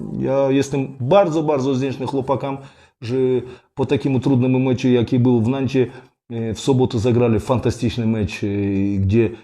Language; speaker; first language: Polish; non-native, fluent; Russian